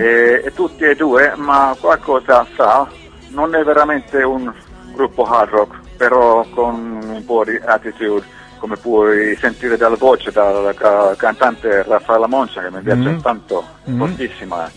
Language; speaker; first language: Italian; non-native, learner; Finnish